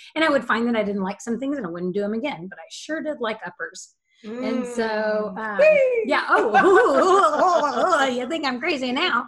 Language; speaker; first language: English; native; English